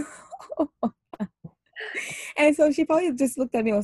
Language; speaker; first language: English; non-native, local second language; Hausa